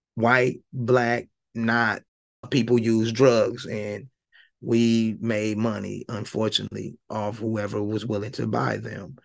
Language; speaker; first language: English; native; English